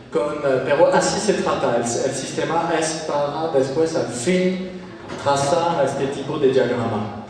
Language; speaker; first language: Spanish; non-native, fluent; French